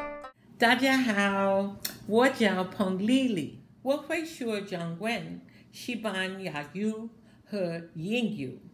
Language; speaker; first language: Chinese; non-native, learner; English